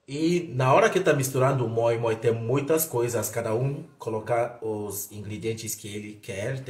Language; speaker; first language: Portuguese; non-native, fluent; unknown